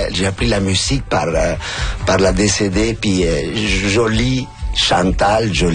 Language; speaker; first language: French; non-native, fluent; Spanish